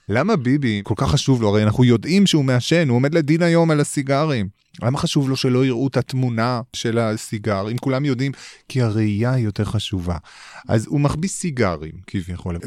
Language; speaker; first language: Hebrew; native; Hebrew